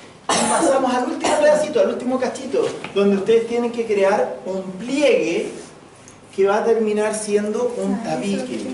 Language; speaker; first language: Spanish; native; Spanish